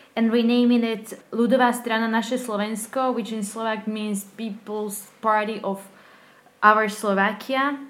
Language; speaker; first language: English; non-native, fluent; Slovak